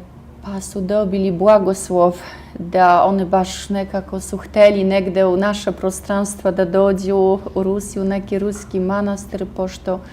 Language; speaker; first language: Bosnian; non-native, fluent; Russian